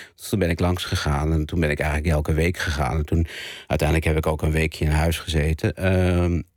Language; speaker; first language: Dutch; native; Dutch